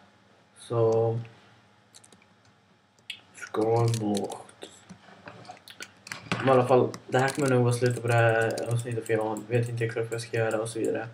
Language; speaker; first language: Swedish; native; Swedish